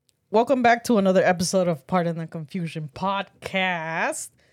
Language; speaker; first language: English; early bilingual, other home language; Spanish